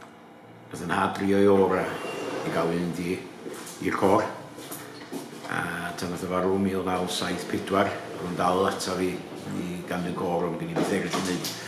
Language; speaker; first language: Welsh; native; Welsh